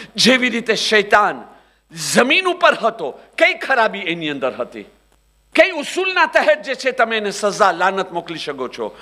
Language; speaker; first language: Gujarati; early bilingual, heritage; Gujarati